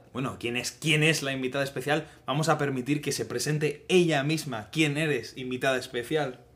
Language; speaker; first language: Spanish; native; Spanish